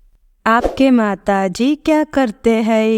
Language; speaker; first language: Hindi; non-native, local second language; Kannada